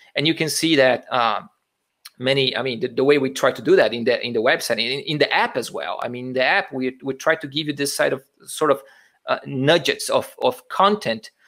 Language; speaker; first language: English; non-native, fluent; Portuguese